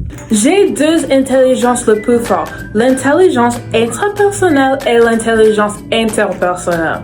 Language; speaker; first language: French; non-native, learner; English